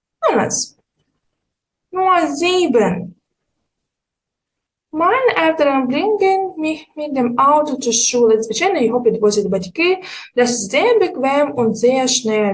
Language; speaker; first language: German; non-native, fluent; Ukrainian